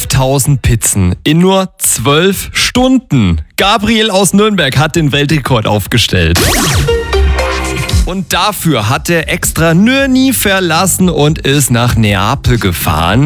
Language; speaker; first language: German; native; German